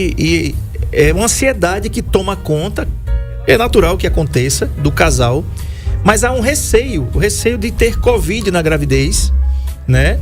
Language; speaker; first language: Portuguese; native; Portuguese